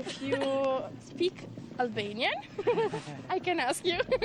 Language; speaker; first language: English; non-native, fluent; Albanian